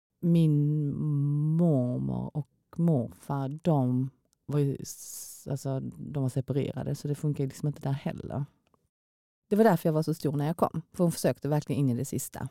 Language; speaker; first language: Swedish; early bilingual, other home language; Korean